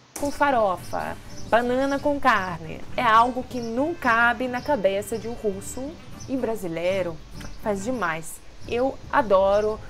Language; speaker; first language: Portuguese; non-native, fluent; Russian